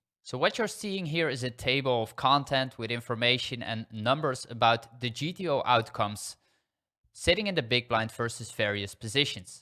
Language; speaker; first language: English; non-native, fluent; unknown